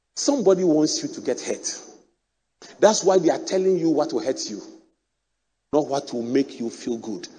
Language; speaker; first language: English; non-native, local second language; Akan